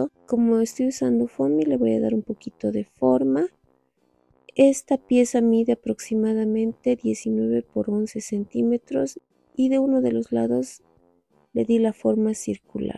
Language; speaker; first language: Spanish; native; Spanish